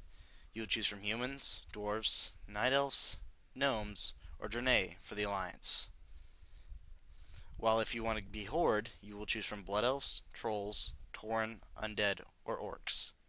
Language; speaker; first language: English; native; English